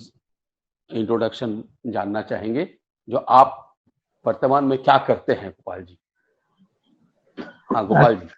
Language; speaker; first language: Hindi; native; Hindi